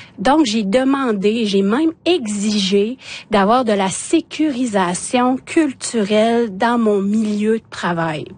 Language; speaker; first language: French; non-native, local second language; Innu-aimun